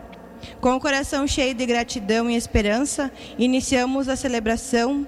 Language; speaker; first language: Portuguese; native; Portuguese